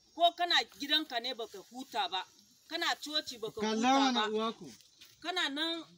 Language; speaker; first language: Hausa; non-native, local second language; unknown